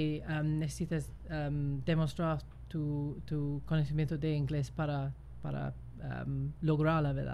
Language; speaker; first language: Spanish; non-native, fluent; English